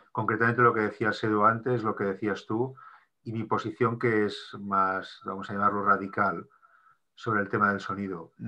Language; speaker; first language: Spanish; non-native, local second language; Catalan